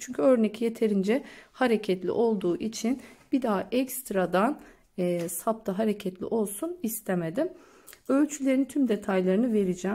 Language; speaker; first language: Turkish; native; Turkish